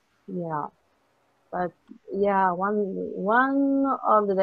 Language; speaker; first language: English; non-native, fluent; Japanese